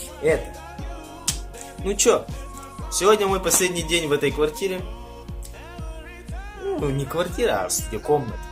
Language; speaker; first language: Russian; non-native, local second language; Yakut